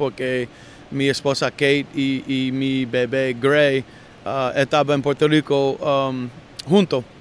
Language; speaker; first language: Spanish; non-native, learner; English